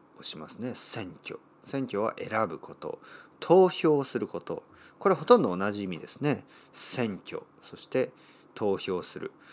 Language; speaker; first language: Japanese; native; Japanese